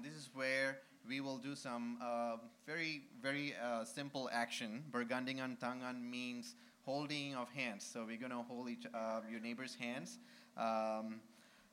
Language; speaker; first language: English; non-native, local second language; Malay